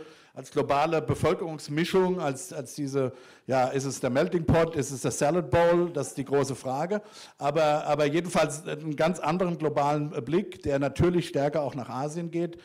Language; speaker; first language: German; native; German